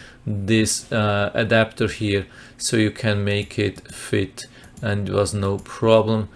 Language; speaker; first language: English; non-native, fluent; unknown